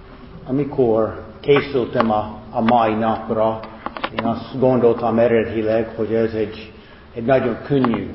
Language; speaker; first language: Hungarian; non-native, fluent; English